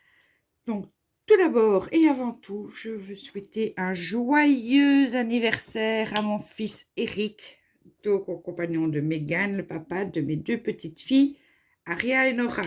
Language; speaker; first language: French; native; French